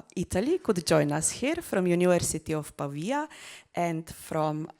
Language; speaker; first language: English; non-native, fluent; Slovenian